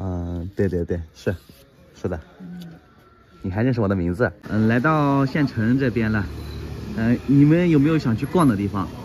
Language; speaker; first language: Chinese; native; Chinese